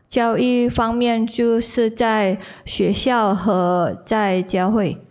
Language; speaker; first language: Chinese; non-native, learner; Indonesian